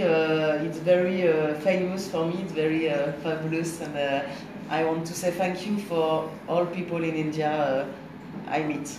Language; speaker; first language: English; non-native, learner; French